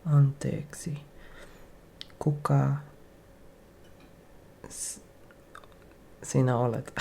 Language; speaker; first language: Finnish; non-native, learner; English